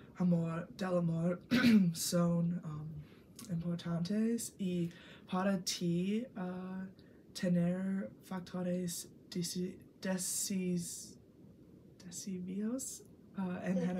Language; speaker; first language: Spanish; non-native, learner; English